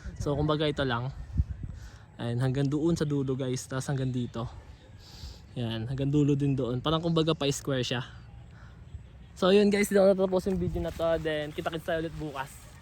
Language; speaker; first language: Filipino; native; Filipino